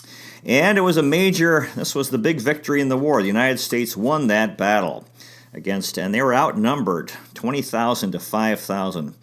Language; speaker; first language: English; native; English